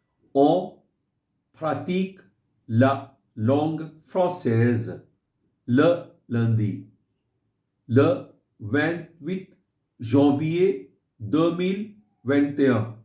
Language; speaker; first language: French; non-native, fluent; Hindi